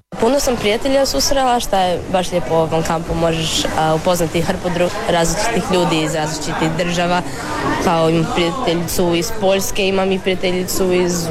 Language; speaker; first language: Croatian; early bilingual, heritage; Croatian